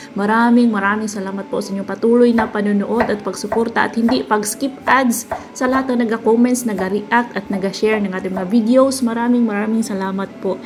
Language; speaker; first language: Filipino; non-native, local second language; Cebuano